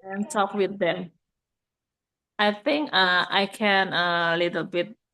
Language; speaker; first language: English; non-native, learner; Indonesian